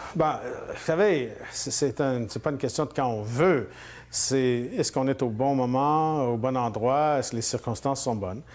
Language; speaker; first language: French; native; French